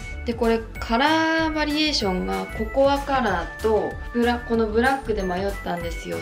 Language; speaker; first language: Japanese; native; Japanese